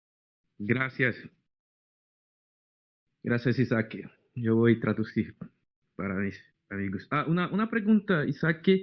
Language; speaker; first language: Spanish; non-native, fluent; Portuguese